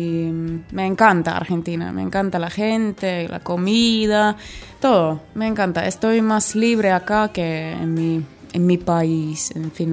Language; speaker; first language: Spanish; non-native, learner; Finnish